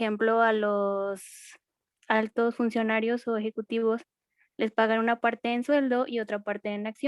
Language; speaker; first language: Spanish; native; Spanish